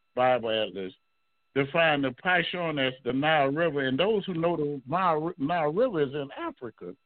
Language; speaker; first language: English; native; English